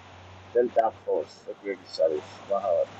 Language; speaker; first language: English; non-native, learner; Nepali